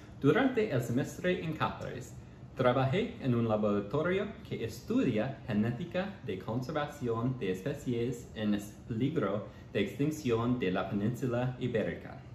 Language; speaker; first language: Spanish; non-native, fluent; English